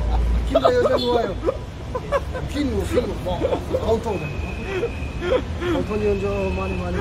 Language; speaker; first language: Korean; non-native, learner; Turkish